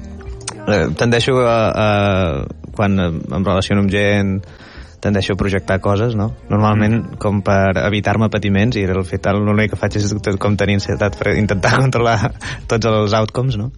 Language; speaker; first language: Catalan; native; Catalan